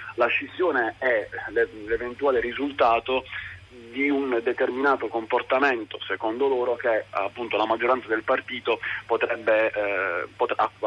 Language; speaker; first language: Italian; native; Italian